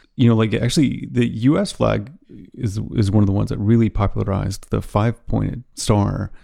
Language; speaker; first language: English; native; English